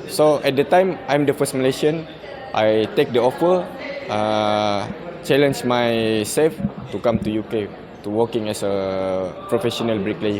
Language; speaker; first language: English; non-native, local second language; Malay